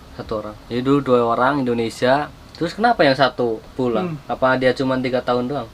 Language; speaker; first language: Indonesian; native; Indonesian